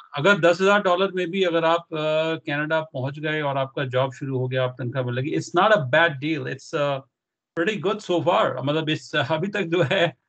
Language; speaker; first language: Hindi; non-native, local second language; Punjabi